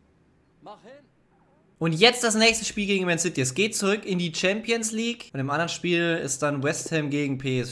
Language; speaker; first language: German; native; German